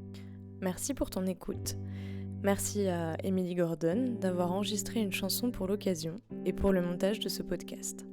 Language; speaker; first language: French; native; French